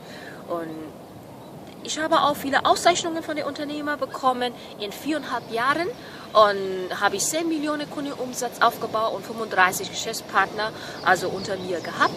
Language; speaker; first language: German; non-native, fluent; Burmese